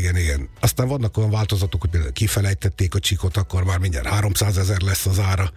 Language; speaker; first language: Hungarian; native; Hungarian